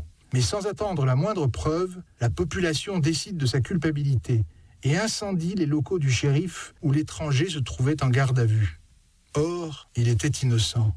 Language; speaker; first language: French; native; French